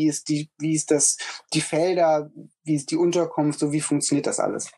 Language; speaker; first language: German; native; German